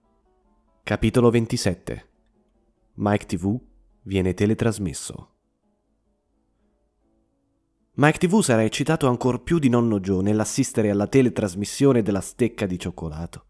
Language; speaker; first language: Italian; native; Italian